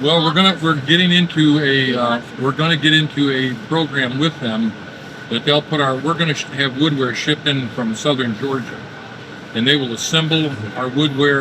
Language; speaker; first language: English; native; English